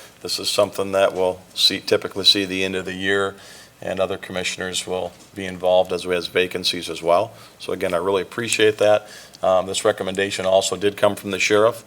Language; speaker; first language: English; native; English